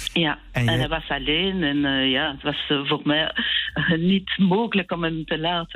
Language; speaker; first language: Dutch; non-native, local second language; French